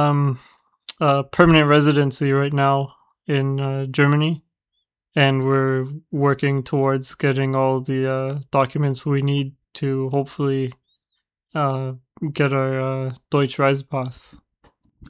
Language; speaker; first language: English; native; English